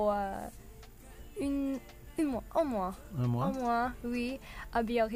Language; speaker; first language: French; non-native, learner; English